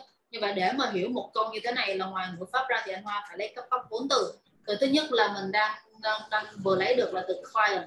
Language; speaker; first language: Vietnamese; native; Vietnamese